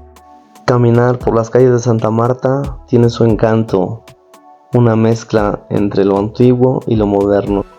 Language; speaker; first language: Spanish; native; Spanish